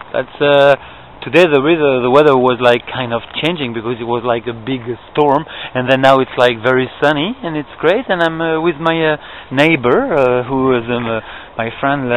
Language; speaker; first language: English; non-native, fluent; French